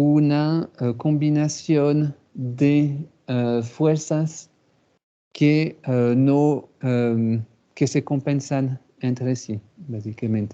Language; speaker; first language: Spanish; non-native, fluent; French